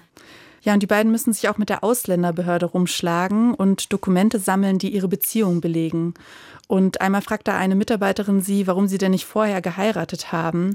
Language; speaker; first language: German; native; German